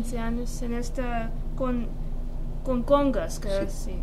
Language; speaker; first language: Spanish; non-native, learner; English